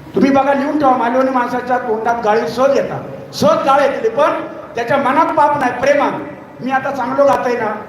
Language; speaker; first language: Marathi; non-native, local second language; Konkani